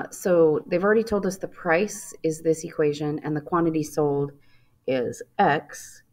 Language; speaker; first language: English; native; English